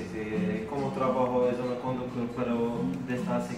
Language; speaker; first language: Spanish; non-native, learner; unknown